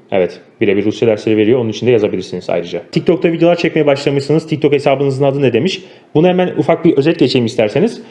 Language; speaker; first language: Turkish; native; Turkish